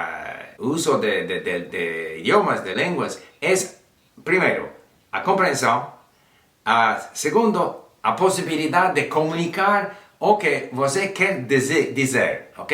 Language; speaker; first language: Portuguese; non-native, learner; English